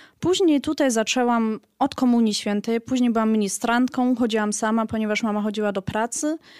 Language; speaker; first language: Polish; early bilingual, heritage; Polish